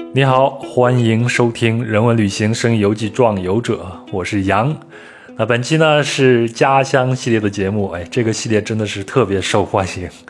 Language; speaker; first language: Chinese; native; Chinese